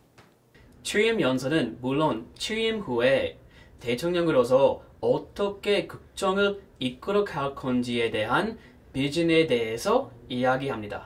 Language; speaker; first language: Korean; non-native, fluent; English